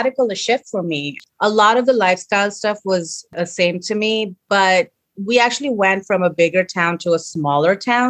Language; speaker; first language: English; non-native, local second language; Hindi